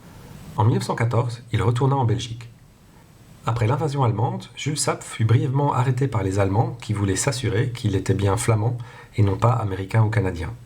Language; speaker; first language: French; non-native, local second language; Dutch